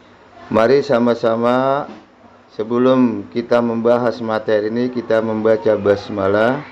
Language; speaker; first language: Indonesian; native; Indonesian